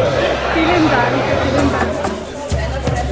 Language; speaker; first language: German; non-native, learner; Italian